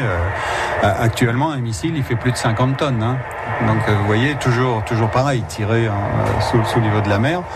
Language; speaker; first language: French; native; French